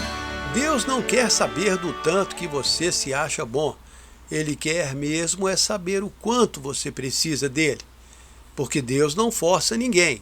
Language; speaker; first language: Portuguese; native; Portuguese